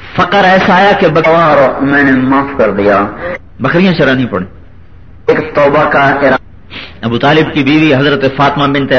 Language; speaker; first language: Urdu; native; Urdu